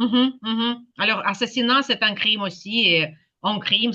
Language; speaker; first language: French; non-native, fluent; Ukrainian